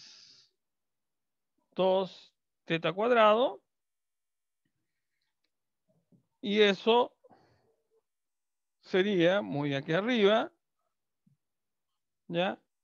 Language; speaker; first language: Spanish; native; Spanish